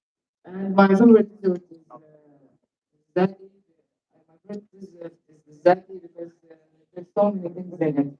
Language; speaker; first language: English; non-native, learner; Arabic